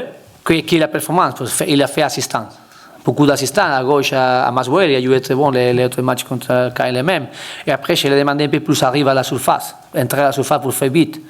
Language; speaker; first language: French; non-native, learner; Spanish